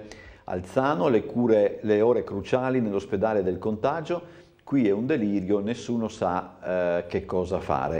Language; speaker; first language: Italian; native; Italian